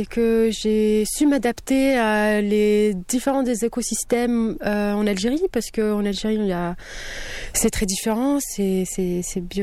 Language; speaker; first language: French; non-native, local second language; Kabyle